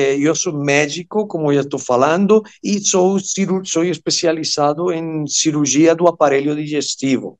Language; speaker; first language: Portuguese; non-native, fluent; Spanish